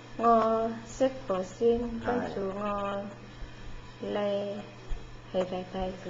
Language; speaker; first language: Cantonese; non-native, learner; Indonesian